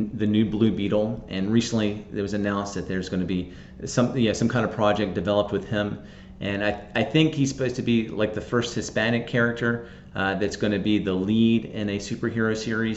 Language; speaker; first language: English; native; English